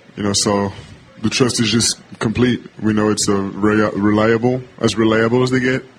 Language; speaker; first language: English; non-native, fluent; French